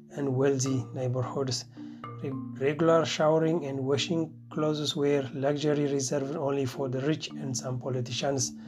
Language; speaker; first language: English; non-native, fluent; Tigrinya